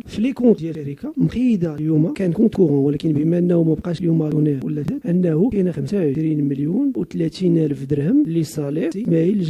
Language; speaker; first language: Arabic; native; Arabic